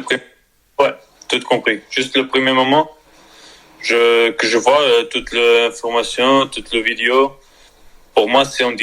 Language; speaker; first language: French; non-native, learner; Spanish